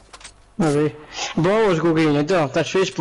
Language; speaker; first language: Portuguese; native; Portuguese